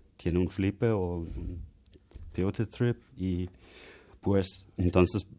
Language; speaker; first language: Spanish; non-native, fluent; German